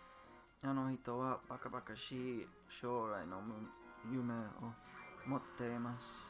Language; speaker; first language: Japanese; non-native, learner; English